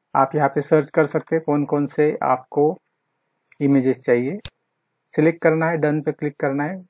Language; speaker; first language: Hindi; non-native, local second language; Marathi